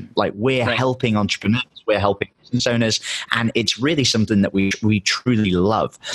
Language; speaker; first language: English; native; English